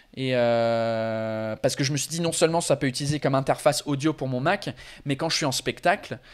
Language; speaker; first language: French; non-native, fluent; English